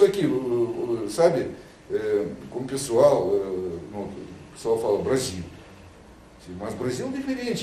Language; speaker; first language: Portuguese; non-native, learner; Russian